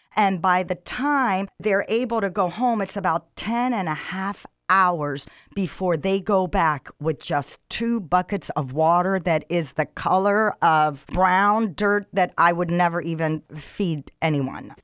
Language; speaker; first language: English; non-native, fluent; Arabic